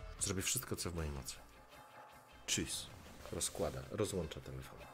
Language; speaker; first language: Polish; native; Polish